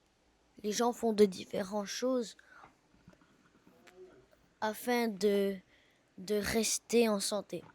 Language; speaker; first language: French; non-native, learner; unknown